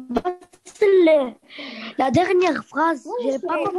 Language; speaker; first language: French; non-native, learner; Arabic